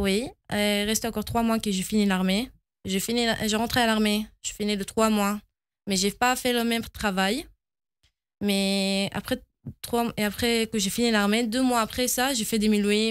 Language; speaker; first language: French; early bilingual, heritage; Hebrew